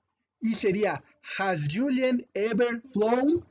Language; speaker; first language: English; non-native, fluent; Spanish